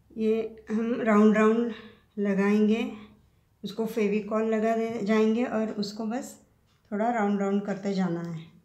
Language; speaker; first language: Hindi; non-native, local second language; Marathi